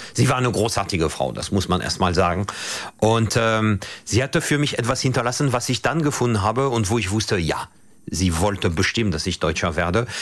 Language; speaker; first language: German; non-native, fluent; French